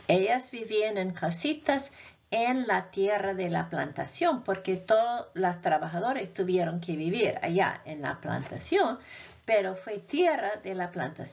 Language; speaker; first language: Spanish; non-native, fluent; English